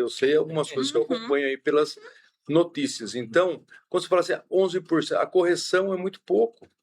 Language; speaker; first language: Portuguese; native; Portuguese